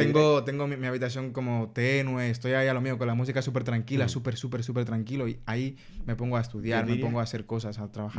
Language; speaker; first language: Spanish; native; Spanish